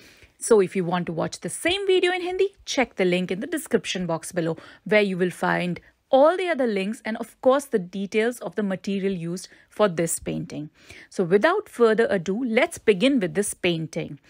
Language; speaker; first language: English; non-native, local second language; Hindi